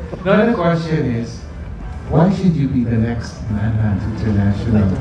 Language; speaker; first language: English; non-native, fluent; Filipino